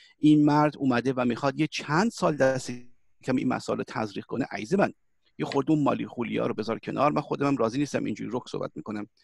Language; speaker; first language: Persian; early bilingual, heritage; Persian